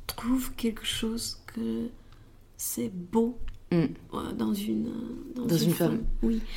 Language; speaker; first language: French; non-native, fluent; Romanian